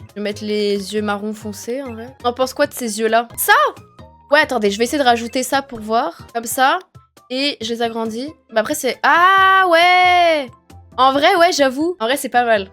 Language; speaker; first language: French; native; French